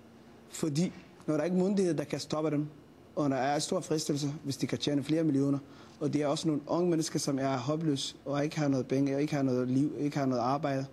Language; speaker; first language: Danish; non-native, fluent; Somali